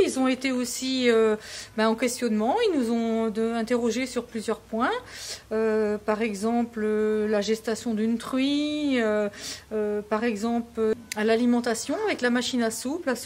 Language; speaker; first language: French; native; French